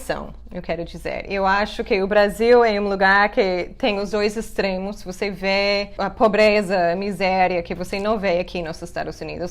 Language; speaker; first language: Portuguese; non-native, fluent; English